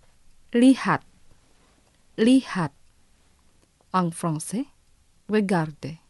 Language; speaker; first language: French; non-native, fluent; Indonesian